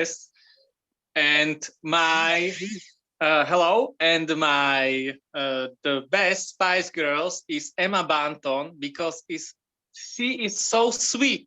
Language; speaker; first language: English; non-native, learner; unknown